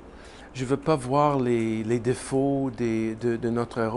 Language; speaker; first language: French; non-native, learner; English